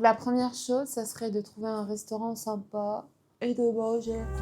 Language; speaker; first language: French; non-native, fluent; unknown